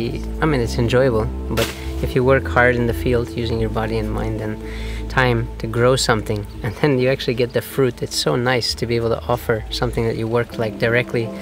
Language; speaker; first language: English; native; English